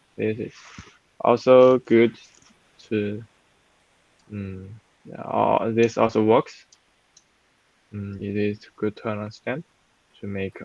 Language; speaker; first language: English; non-native, fluent; Chinese